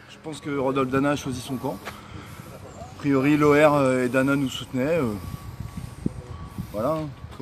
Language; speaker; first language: French; native; French